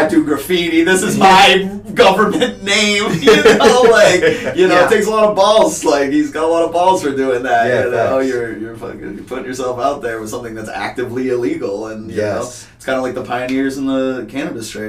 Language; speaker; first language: English; native; English